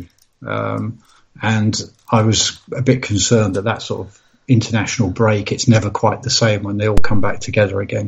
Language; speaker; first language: English; native; English